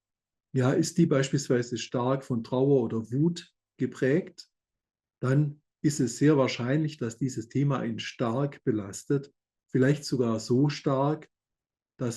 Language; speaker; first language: German; native; German